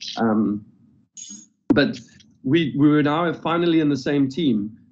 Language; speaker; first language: English; native; English